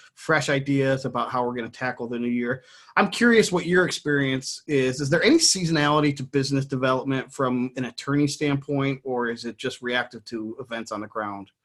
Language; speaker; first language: English; native; English